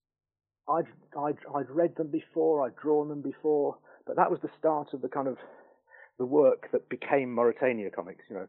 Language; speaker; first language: English; native; English